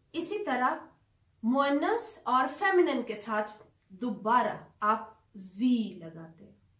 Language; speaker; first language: Urdu; native; Urdu